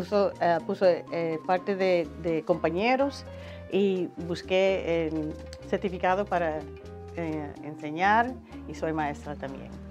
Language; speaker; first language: Spanish; non-native, learner; English